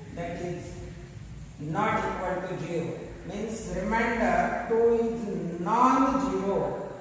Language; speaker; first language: English; non-native, local second language; Marathi